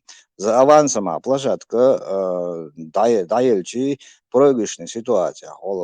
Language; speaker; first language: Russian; non-native, local second language; Chechen